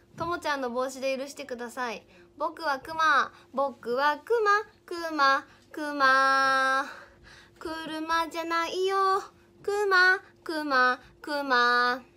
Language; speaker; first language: Japanese; native; Japanese